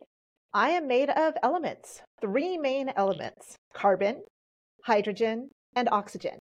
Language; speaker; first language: English; early bilingual, other home language; Polish